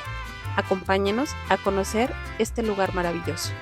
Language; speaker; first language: Spanish; native; Spanish